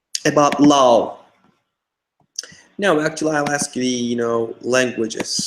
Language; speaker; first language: English; non-native, fluent; Turkish